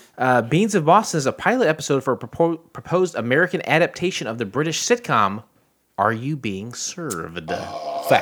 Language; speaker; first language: English; native; English